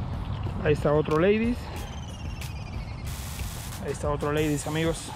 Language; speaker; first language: Spanish; native; Spanish